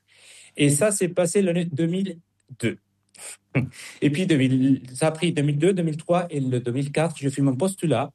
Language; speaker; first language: French; non-native, fluent; Spanish